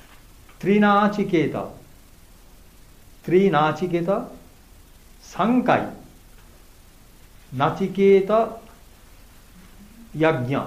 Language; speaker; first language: Japanese; non-native, learner; Bangla